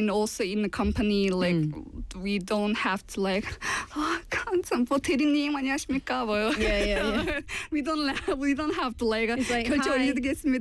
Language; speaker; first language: English; non-native, fluent; Turkish